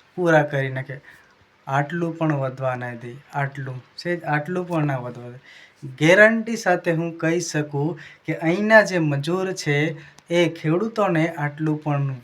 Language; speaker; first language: Gujarati; non-native, local second language; Bhili